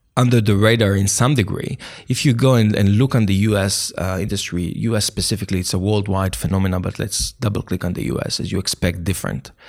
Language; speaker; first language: English; non-native, fluent; Hebrew